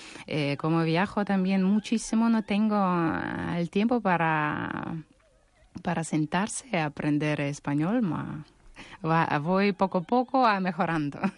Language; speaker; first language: Spanish; non-native, learner; Russian